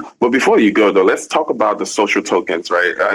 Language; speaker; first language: English; non-native, local second language; Igbo